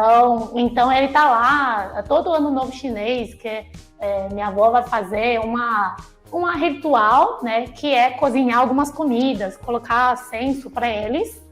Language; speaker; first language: Portuguese; non-native, fluent; Chinese